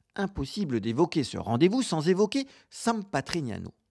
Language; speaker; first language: French; native; French